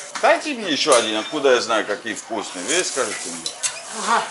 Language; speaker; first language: Russian; non-native, fluent; English